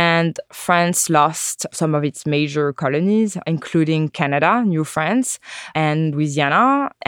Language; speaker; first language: English; non-native, fluent; French